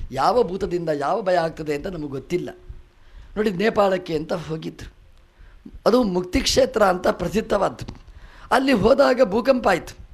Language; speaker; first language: Kannada; non-native, local second language; Tulu